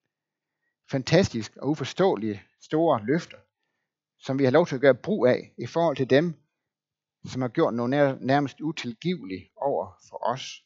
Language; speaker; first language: Danish; native; Danish